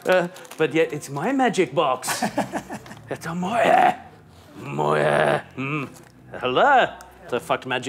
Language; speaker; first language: Czech; non-native, fluent; English